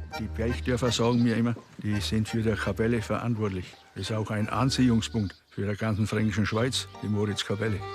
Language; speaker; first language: German; native; German